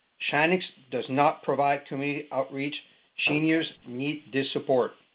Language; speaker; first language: English; non-native, fluent; French